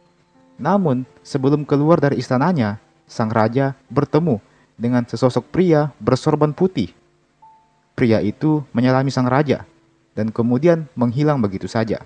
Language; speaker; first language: Indonesian; native; Indonesian